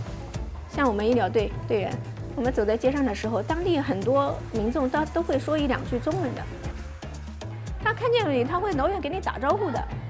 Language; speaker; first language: Chinese; native; Chinese